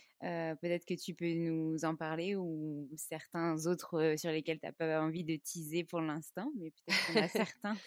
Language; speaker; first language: French; native; French